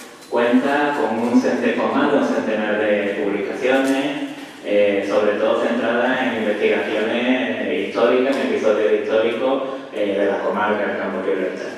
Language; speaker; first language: Spanish; native; Spanish